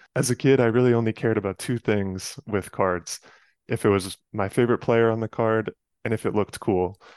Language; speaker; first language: English; native; English